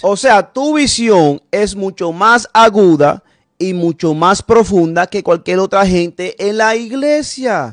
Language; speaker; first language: Spanish; native; Spanish